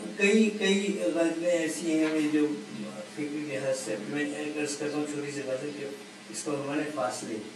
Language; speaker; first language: Urdu; native; Urdu